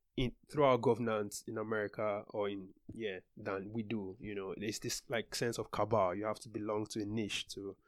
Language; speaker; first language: English; non-native, local second language; Yoruba